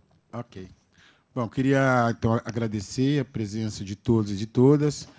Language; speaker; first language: Portuguese; native; Portuguese